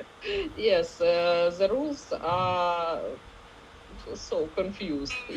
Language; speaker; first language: English; non-native, fluent; Ukrainian